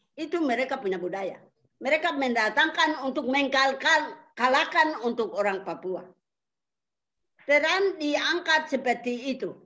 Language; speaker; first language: Indonesian; non-native, local second language; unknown